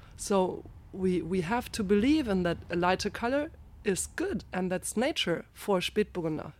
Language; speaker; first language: English; non-native, fluent; German